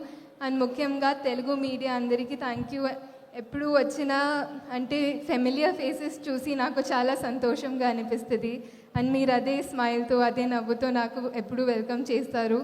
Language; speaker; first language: Telugu; non-native, local second language; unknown